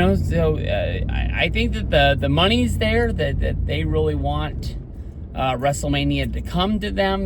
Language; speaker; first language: English; native; English